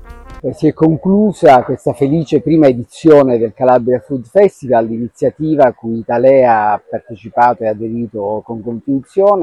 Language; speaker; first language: Italian; native; Italian